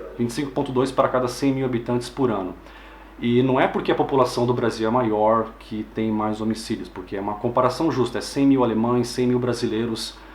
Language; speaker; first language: Portuguese; native; Portuguese